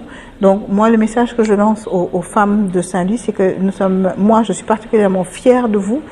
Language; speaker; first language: French; non-native, local second language; Wolof